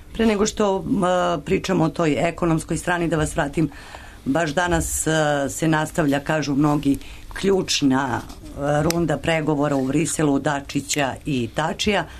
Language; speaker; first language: Serbian; native; Serbian